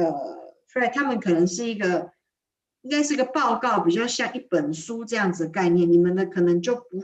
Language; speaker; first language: Chinese; native; Chinese